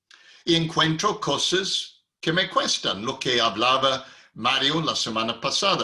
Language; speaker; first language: Spanish; non-native, fluent; English